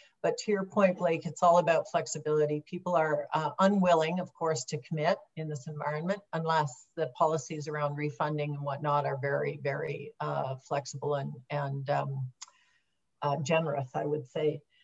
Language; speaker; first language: English; native; English